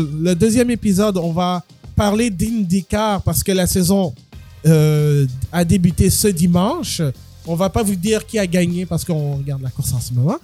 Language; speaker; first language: French; native; French